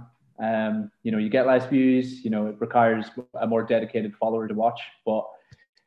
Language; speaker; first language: English; native; English